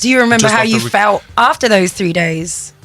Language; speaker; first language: English; native; English